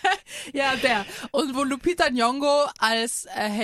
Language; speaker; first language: German; native; German